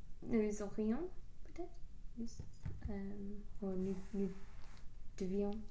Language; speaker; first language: French; non-native, learner; English